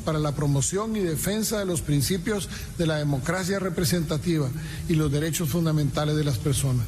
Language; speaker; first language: Spanish; native; Spanish